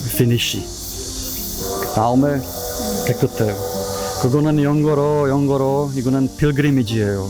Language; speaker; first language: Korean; non-native, learner; Czech